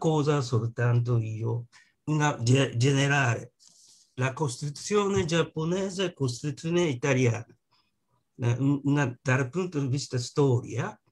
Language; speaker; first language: Italian; non-native, learner; Japanese